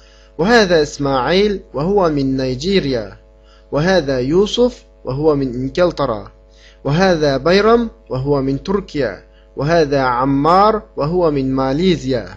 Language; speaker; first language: Arabic; non-native, fluent; Uyghur